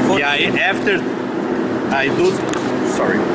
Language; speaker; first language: English; non-native, learner; Portuguese